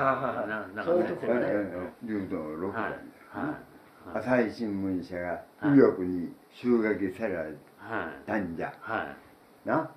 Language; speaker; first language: Japanese; native; Japanese